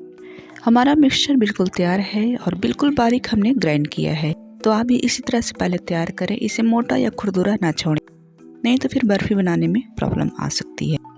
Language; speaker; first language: Hindi; native; Hindi